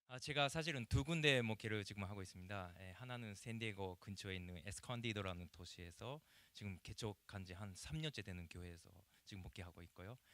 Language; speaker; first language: Korean; non-native, fluent; Japanese